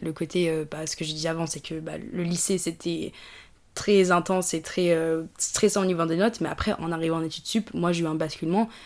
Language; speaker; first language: French; native; French